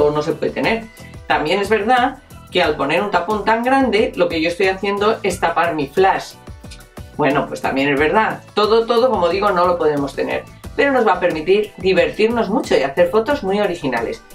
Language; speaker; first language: Spanish; native; Spanish